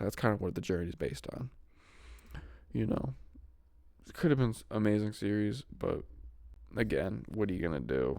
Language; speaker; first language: English; native; English